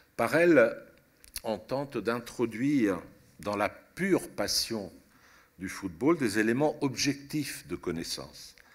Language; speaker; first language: French; early bilingual, other home language; Italian